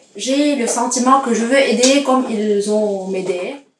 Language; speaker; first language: French; non-native, learner; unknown